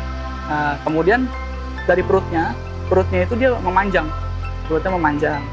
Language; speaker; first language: Indonesian; native; Indonesian